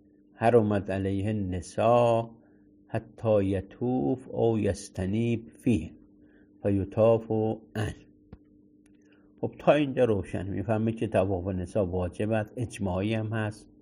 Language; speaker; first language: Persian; native; Persian